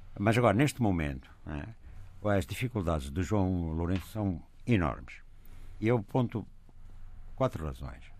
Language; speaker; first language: Portuguese; native; Portuguese